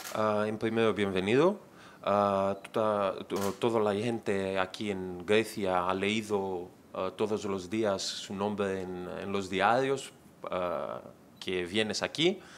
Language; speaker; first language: Spanish; non-native, learner; Greek